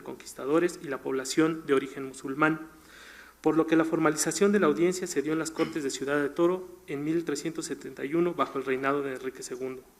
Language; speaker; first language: Spanish; native; Spanish